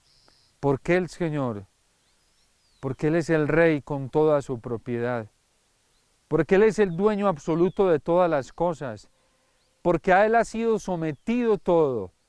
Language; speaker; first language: Spanish; native; Spanish